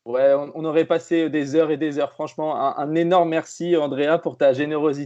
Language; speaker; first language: French; native; French